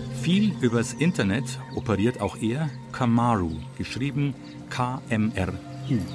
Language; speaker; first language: German; native; German